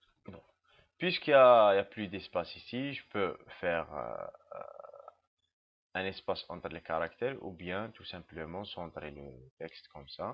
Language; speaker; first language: French; non-native, local second language; Arabic